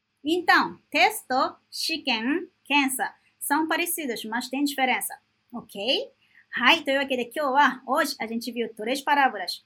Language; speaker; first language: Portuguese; non-native, fluent; Japanese